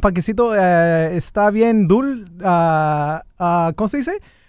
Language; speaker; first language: Spanish; non-native, learner; English